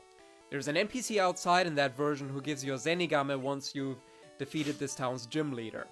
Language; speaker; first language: English; native; English